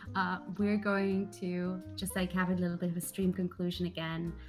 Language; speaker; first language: English; early bilingual, other home language; German